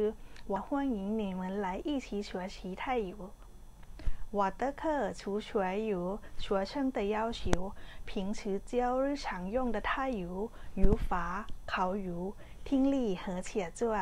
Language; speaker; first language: Chinese; non-native, learner; Thai